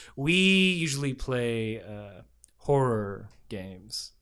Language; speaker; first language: English; native; English